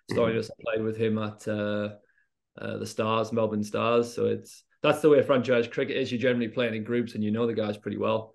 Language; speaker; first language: English; native; English